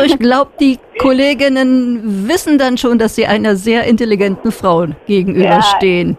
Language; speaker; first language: German; native; German